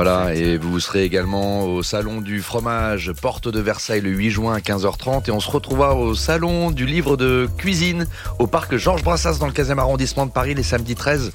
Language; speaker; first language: French; native; French